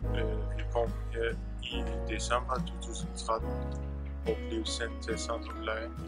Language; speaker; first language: Danish; non-native, learner; Arabic